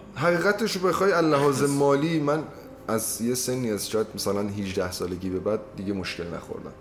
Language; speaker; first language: Persian; non-native, local second language; Azerbaijani